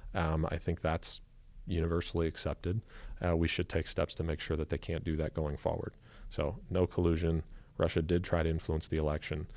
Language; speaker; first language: English; native; English